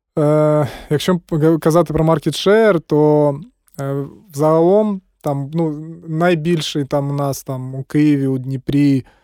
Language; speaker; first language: Ukrainian; non-native, local second language; Russian